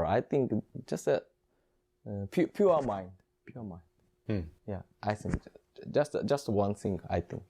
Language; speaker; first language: English; non-native, learner; Japanese